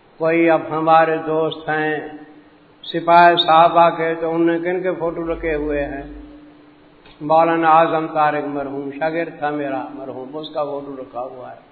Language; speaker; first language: Urdu; non-native, local second language; Punjabi